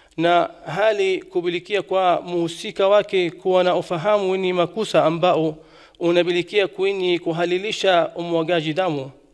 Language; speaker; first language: Swahili; non-native, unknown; Arabic